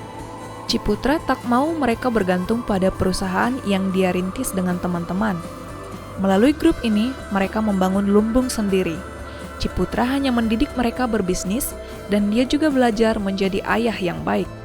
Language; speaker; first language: Indonesian; native; Indonesian